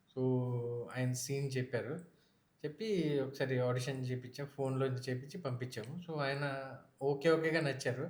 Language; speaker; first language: Telugu; native; Telugu